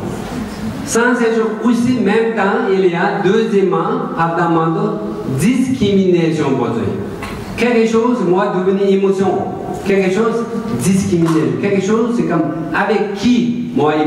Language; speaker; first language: French; non-native, learner; Tibetan